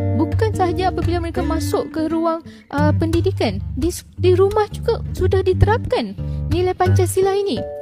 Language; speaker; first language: Malay; native; Malay